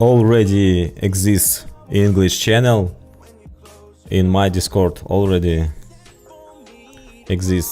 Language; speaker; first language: English; non-native, learner; Ukrainian